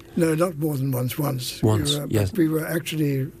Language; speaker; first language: English; native; English